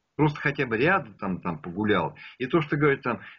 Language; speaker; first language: Russian; native; Russian